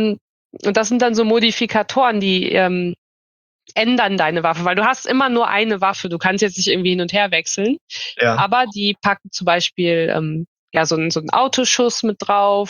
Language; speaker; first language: German; native; German